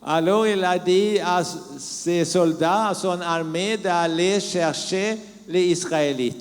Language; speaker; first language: French; non-native, learner; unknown